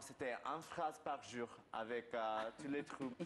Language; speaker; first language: French; non-native, learner; English